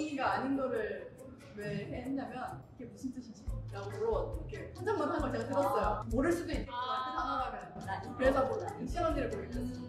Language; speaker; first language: Korean; non-native, fluent; Chinese